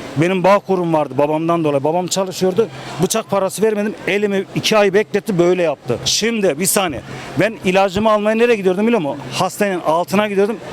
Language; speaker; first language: Turkish; non-native, local second language; Kurdish